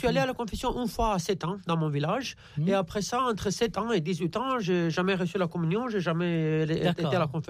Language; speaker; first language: French; non-native, fluent; Romanian